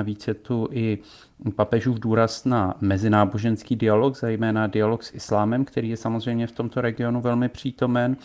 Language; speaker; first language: Czech; native; Czech